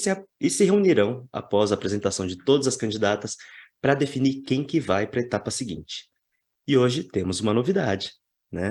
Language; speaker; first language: Portuguese; native; Portuguese